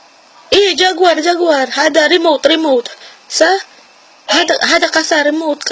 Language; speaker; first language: Arabic; non-native, learner; Filipino